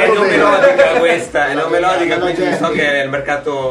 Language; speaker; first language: Italian; native; Italian